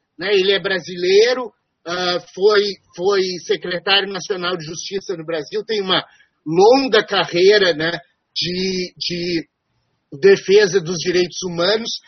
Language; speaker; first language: Portuguese; native; Portuguese